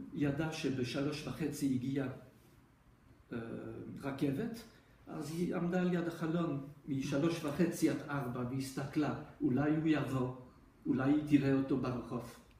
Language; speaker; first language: Hebrew; non-native, fluent; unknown